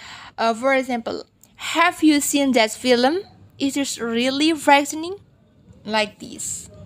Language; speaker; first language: English; non-native, learner; Indonesian